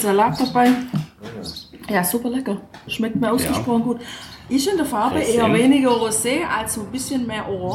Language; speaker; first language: German; native; German